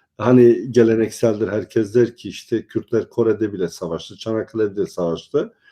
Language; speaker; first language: Turkish; non-native, local second language; Kurdish